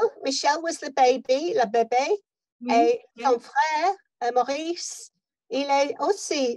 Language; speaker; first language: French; non-native, learner; English